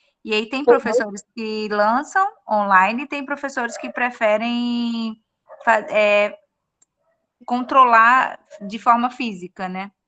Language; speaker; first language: Portuguese; native; Portuguese